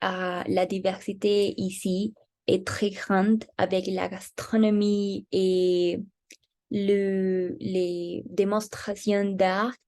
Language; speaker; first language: French; non-native, learner; Spanish